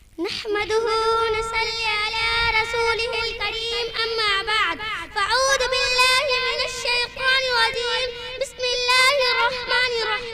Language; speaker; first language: Arabic; non-native, learner; Urdu